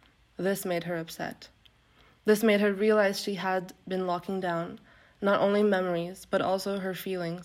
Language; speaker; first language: English; non-native, fluent; Turkish